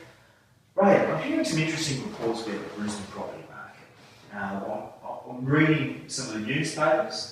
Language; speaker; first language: English; native; English